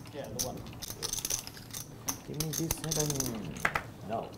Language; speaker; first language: English; non-native, learner; Japanese